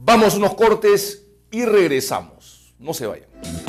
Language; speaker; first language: Spanish; native; Spanish